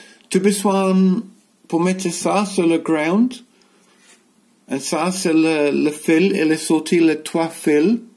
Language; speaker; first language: French; non-native, learner; English